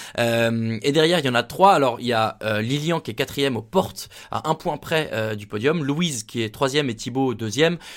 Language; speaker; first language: French; native; French